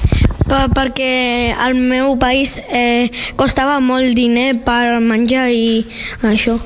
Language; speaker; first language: Catalan; early bilingual, other home language; Georgian